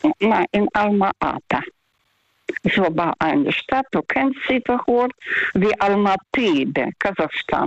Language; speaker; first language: German; non-native, fluent; Russian